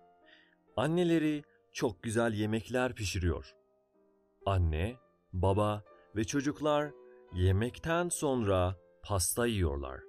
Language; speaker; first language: Turkish; non-native, fluent; Persian